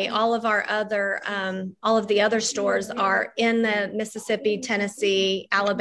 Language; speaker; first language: English; native; English